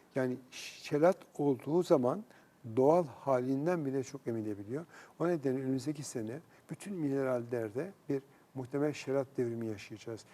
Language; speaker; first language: Turkish; native; Turkish